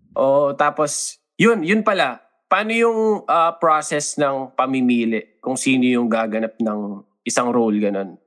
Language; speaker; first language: Filipino; native; Filipino